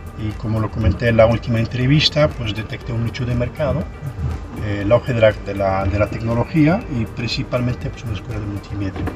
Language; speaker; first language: Spanish; non-native, fluent; Arabic